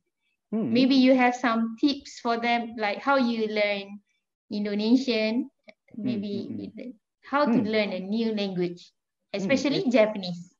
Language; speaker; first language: English; non-native, fluent; Malay